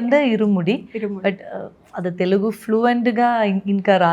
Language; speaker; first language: Telugu; non-native, learner; Malayalam